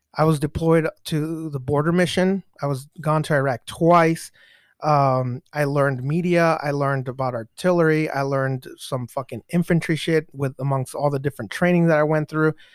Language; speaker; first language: English; early bilingual, other home language; Spanish